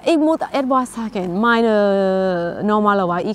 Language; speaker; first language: German; non-native, learner; Thai